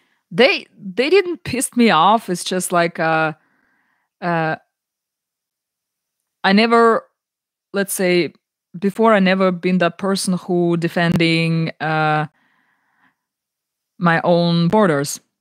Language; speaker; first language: English; non-native, fluent; Ukrainian